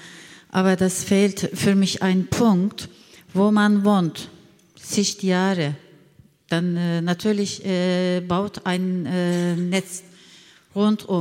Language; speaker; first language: German; non-native, learner; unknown